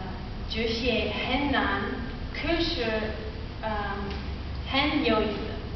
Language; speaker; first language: Chinese; non-native, learner; English